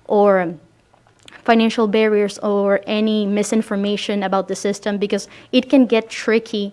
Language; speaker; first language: English; early bilingual, other home language; Spanish